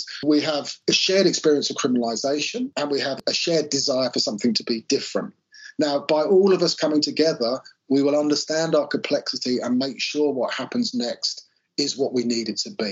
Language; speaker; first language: English; native; English